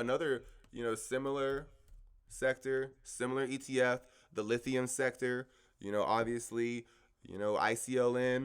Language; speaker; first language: English; native; English